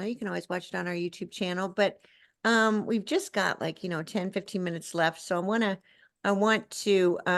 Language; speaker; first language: English; native; English